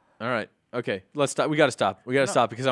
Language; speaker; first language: English; native; English